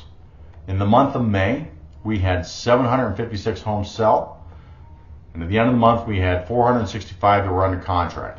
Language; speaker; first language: English; native; English